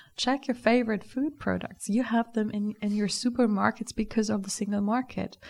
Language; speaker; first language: English; non-native, fluent; German